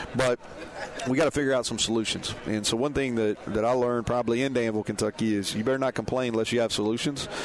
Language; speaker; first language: English; native; English